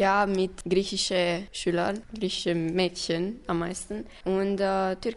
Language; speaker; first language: German; non-native, local second language; Romanian